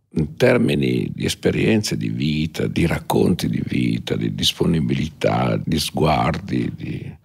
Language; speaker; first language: Italian; native; Italian